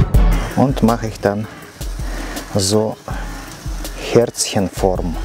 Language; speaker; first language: German; non-native, learner; Russian